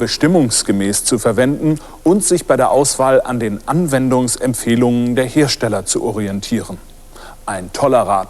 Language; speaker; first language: German; native; German